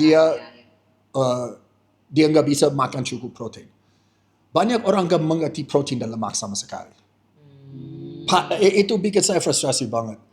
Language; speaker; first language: Indonesian; non-native, fluent; English